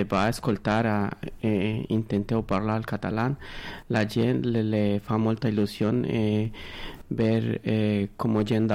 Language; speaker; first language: Catalan; non-native, learner; Spanish